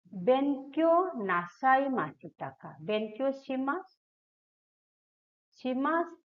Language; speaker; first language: Japanese; non-native, fluent; Hindi